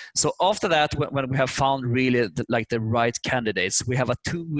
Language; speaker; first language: English; non-native, fluent; Swedish